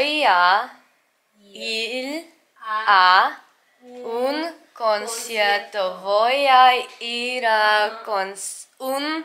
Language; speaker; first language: Spanish; non-native, learner; English